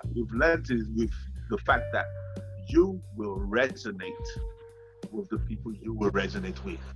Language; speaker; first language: English; non-native, local second language; Yoruba